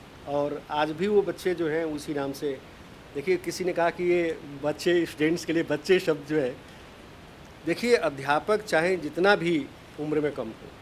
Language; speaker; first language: Hindi; native; Hindi